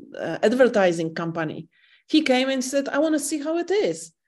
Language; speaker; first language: English; non-native, fluent; Polish